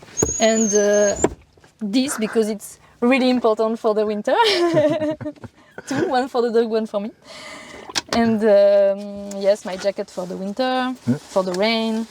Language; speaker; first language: English; non-native, learner; French